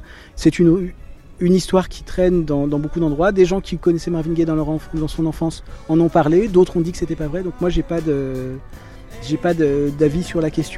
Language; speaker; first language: French; native; French